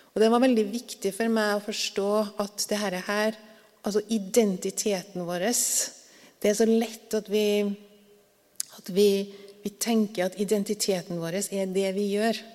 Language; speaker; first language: Norwegian; native; Norwegian